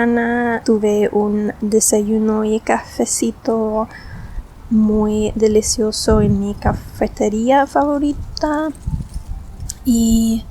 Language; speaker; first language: Spanish; non-native, fluent; English